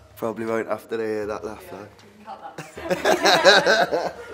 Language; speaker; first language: English; native; English